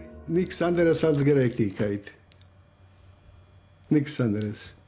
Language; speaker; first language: German; non-native, learner; Croatian